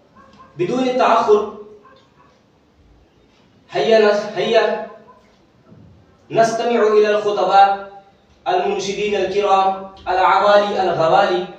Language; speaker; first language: Arabic; non-native, fluent; Urdu